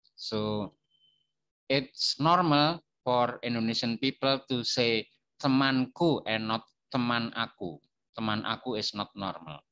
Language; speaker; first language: English; non-native, fluent; Indonesian